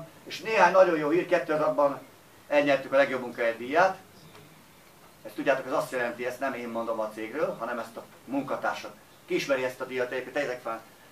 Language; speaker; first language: Hungarian; native; Hungarian